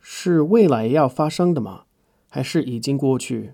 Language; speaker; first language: Chinese; non-native, fluent; English